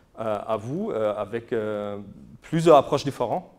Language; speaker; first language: French; non-native, fluent; German